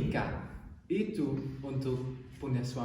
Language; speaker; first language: Indonesian; non-native, learner; German